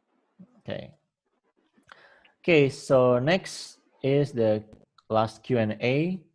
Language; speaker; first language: English; non-native, fluent; Indonesian